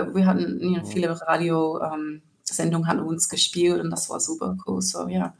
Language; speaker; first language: German; non-native, learner; English